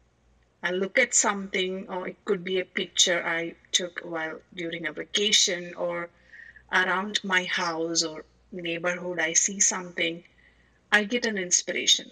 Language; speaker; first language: English; non-native, local second language; Malayalam